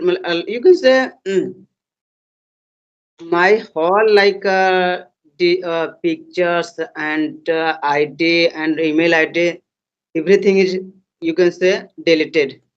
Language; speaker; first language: English; non-native, learner; Hindi